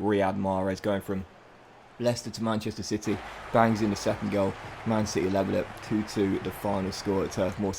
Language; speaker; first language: English; native; English